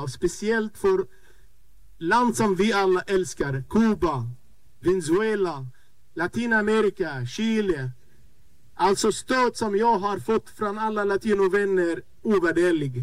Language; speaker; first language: Swedish; non-native, fluent; Arabic